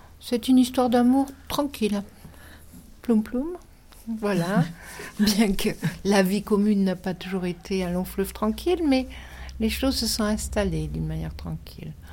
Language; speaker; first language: French; non-native, fluent; German